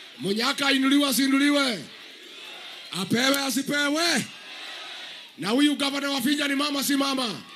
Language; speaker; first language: Swahili; non-native, local second language; Kikuyu